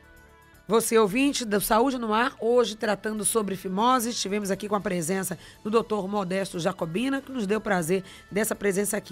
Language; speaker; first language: Portuguese; native; Portuguese